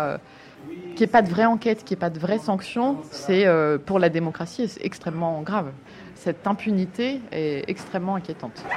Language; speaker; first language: French; native; French